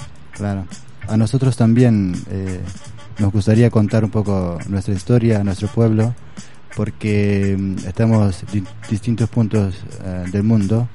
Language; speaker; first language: Spanish; non-native, fluent; Kurdish